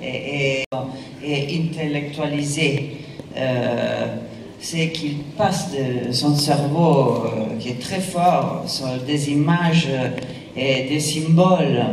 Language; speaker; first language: French; non-native, fluent; Italian